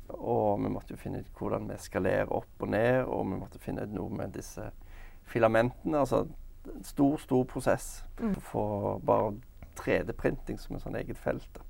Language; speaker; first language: Norwegian; native; Norwegian